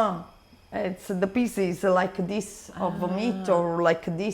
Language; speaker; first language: English; non-native, learner; Italian